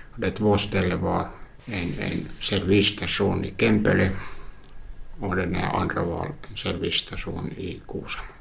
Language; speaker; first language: Swedish; non-native, local second language; Finnish